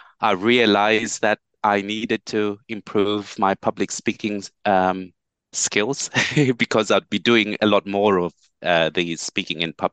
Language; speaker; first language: English; non-native, local second language; Bemba